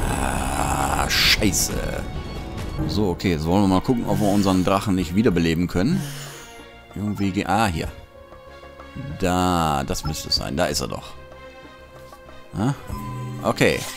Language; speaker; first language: German; native; German